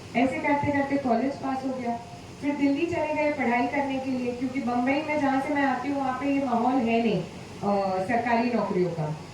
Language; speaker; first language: Hindi; non-native, local second language; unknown